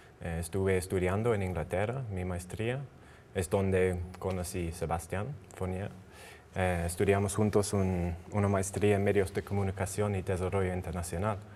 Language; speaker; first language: Spanish; non-native, learner; English